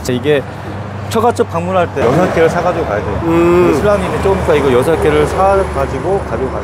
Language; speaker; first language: Korean; native; Korean